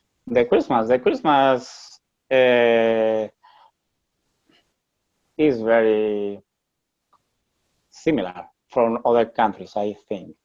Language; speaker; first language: English; non-native, learner; Spanish